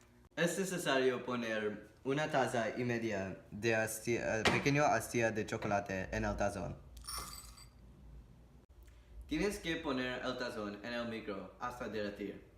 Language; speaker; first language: Spanish; non-native, learner; English